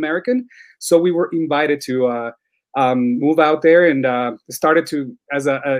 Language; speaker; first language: English; non-native, fluent; Spanish